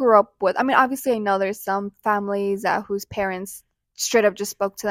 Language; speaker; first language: English; non-native, fluent; Spanish